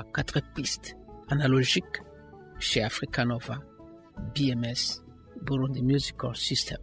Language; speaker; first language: French; non-native, local second language; Rundi